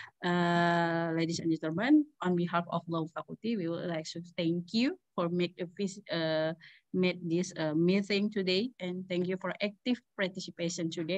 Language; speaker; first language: English; non-native, learner; Indonesian